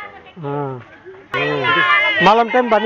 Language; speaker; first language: Indonesian; non-native, learner; Bangla